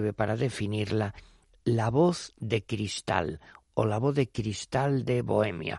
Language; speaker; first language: Spanish; native; Spanish